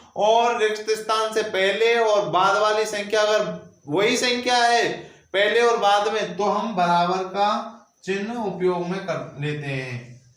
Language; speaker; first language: Hindi; native; Hindi